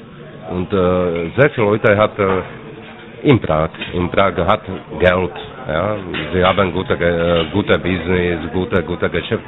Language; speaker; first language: German; non-native, learner; Czech